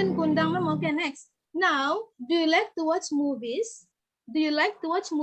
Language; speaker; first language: English; non-native, learner; Indonesian